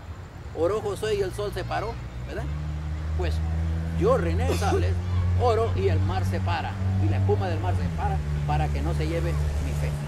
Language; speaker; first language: Spanish; native; Spanish